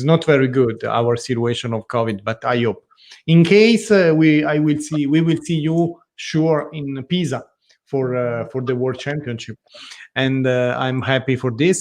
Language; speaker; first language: English; non-native, learner; Italian